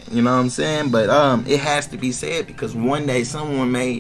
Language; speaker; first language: English; native; English